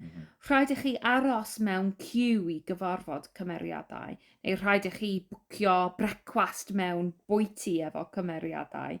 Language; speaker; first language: Welsh; non-native, fluent; English